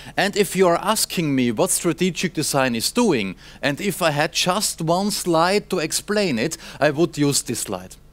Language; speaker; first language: English; non-native, fluent; German